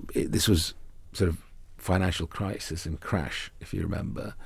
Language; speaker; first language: English; early bilingual, other home language; Arabic